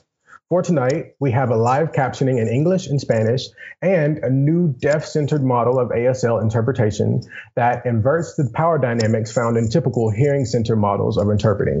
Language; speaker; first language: English; native; English